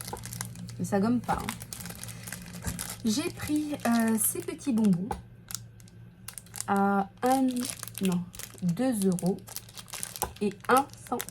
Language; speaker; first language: French; native; French